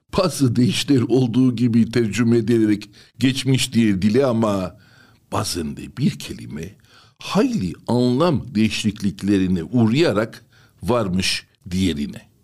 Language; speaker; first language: Turkish; non-native, local second language; Armenian